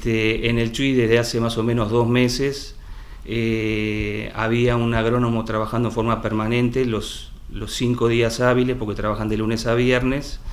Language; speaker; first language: Spanish; native; Spanish